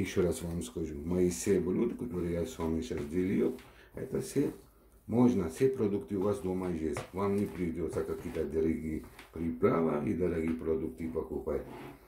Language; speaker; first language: Russian; non-native, learner; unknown